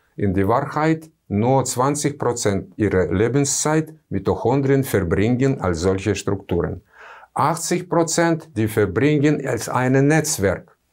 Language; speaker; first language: German; non-native, fluent; Russian